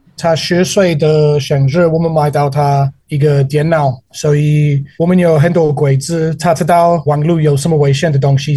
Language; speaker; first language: Chinese; non-native, learner; English